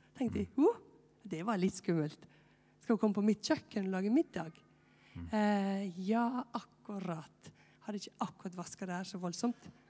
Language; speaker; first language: Norwegian; native; Norwegian